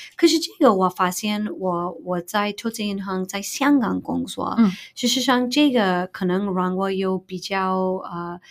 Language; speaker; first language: Chinese; non-native, fluent; English